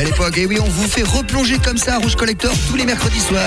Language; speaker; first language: French; native; French